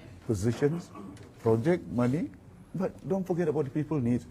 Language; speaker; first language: English; non-native, local second language; Malay